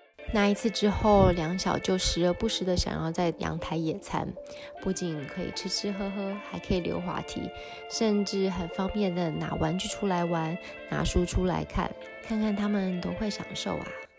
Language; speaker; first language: Chinese; native; Chinese